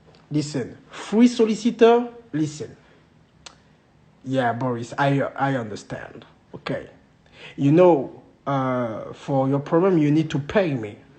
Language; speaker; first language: English; non-native, learner; French